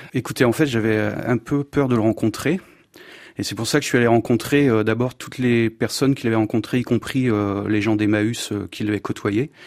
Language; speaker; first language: French; native; French